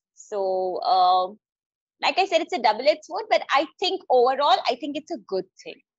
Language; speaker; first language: English; non-native, local second language; Hindi